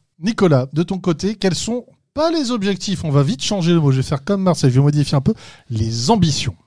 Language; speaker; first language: French; native; French